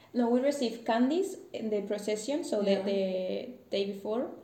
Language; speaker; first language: English; non-native, learner; Spanish